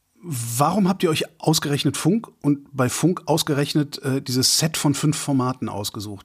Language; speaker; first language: German; native; German